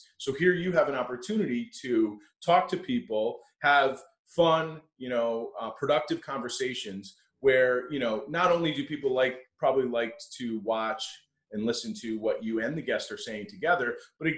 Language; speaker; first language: English; native; English